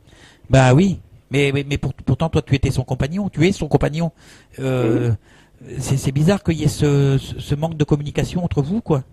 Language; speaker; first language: French; native; French